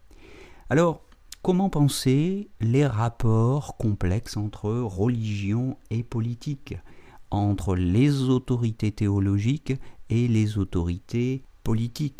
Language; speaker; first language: French; native; French